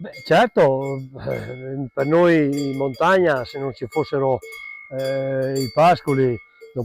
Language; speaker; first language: Italian; non-native, local second language; Venetian